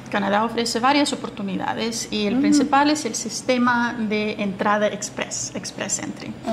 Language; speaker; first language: Spanish; non-native, fluent; Ukrainian